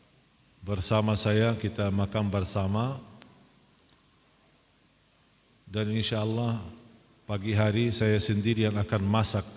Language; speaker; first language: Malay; non-native, fluent; Arabic